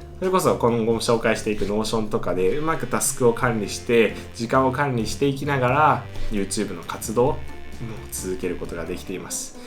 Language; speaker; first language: Japanese; early bilingual, other home language; Chinese